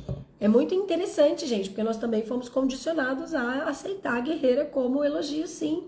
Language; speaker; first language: Portuguese; native; Portuguese